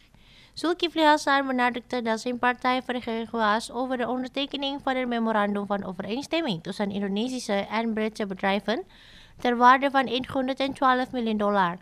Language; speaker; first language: Dutch; non-native, fluent; Indonesian